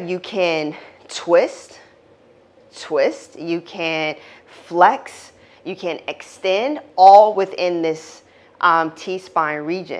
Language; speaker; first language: English; native; English